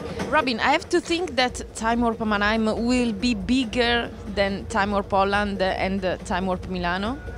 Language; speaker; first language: English; non-native, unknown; Italian